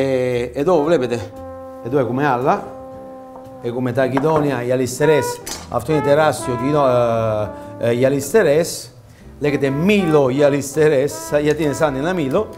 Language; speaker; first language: Greek; non-native, fluent; Italian